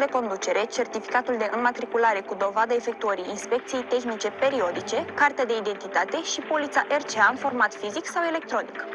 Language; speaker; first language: Romanian; native; Romanian